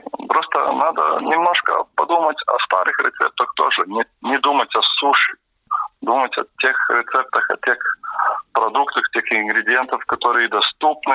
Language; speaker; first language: Russian; non-native, local second language; Latvian